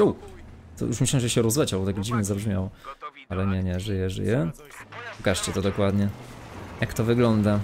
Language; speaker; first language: Polish; native; Polish